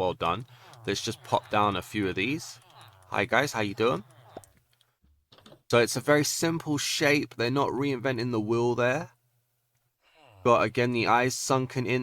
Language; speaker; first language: English; native; English